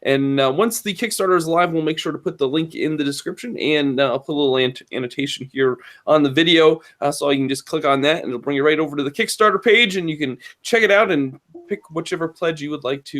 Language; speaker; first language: English; native; English